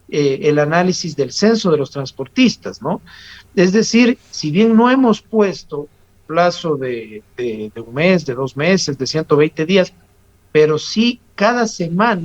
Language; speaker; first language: Spanish; native; Spanish